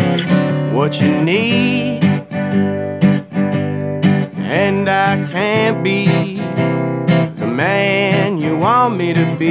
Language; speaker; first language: English; native; English